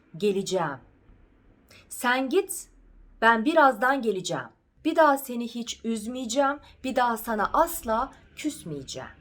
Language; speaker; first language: Turkish; native; Turkish